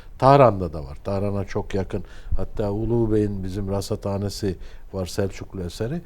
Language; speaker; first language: Turkish; native; Turkish